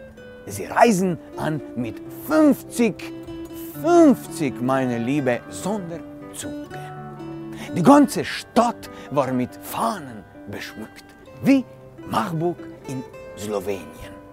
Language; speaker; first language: German; non-native, learner; Slovenian